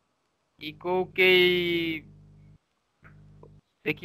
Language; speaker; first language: Japanese; non-native, learner; Bangla